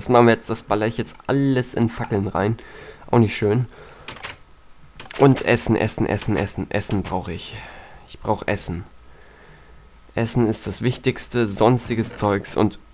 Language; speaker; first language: German; native; German